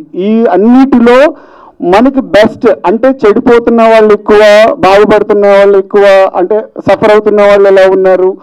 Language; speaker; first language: Telugu; native; Telugu